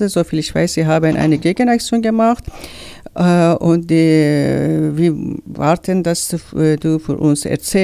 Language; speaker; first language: German; non-native, learner; Persian